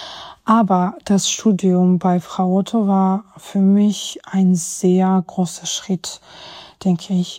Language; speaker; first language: German; non-native, fluent; Georgian